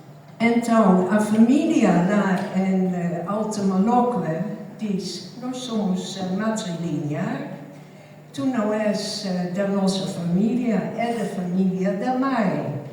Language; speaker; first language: Portuguese; non-native, fluent; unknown